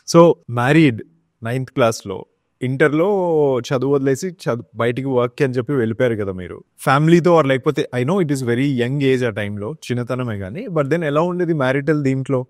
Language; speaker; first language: Telugu; native; Telugu